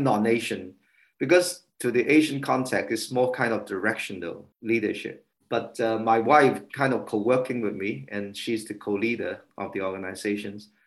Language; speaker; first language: English; non-native, local second language; Cantonese